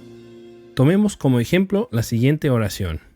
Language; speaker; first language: Spanish; non-native, fluent; English